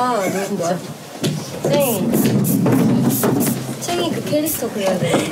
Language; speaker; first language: Korean; native; Korean